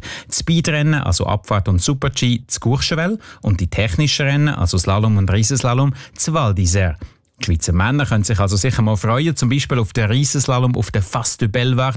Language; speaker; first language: German; native; German